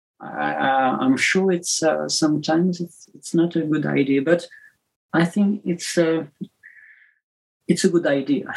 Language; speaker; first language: English; non-native, learner; French